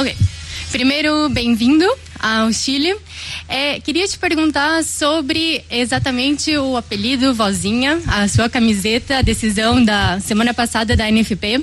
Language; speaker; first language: Portuguese; non-native, fluent; Spanish